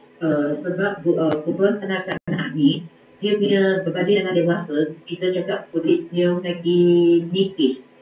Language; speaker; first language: Malay; non-native, local second language; Chinese